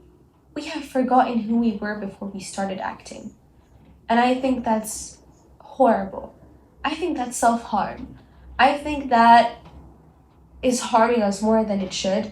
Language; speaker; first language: English; non-native, local second language; Arabic